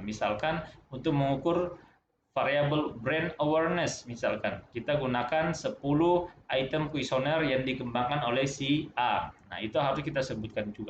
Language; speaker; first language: Indonesian; native; Indonesian